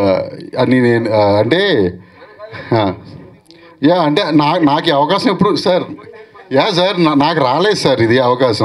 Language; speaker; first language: Telugu; native; Telugu